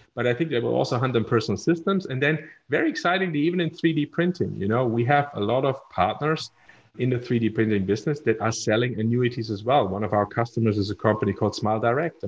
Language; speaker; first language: English; non-native, fluent; German